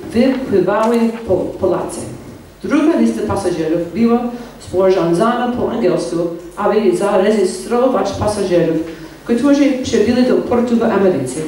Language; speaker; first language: Polish; non-native, learner; English